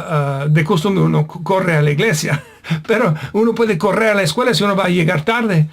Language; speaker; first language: Spanish; non-native, fluent; English